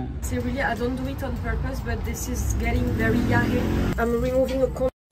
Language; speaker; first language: English; non-native, learner; French